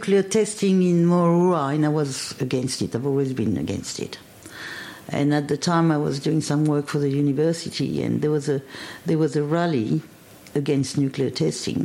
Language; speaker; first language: English; non-native, fluent; French